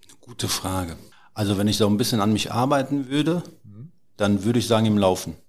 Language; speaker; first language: German; early bilingual, other home language; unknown